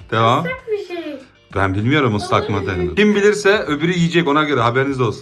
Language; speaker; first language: Turkish; early bilingual, heritage; Turkish